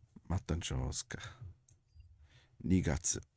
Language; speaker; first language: Japanese; non-native, learner; English